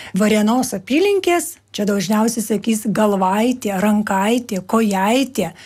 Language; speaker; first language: Lithuanian; native; Lithuanian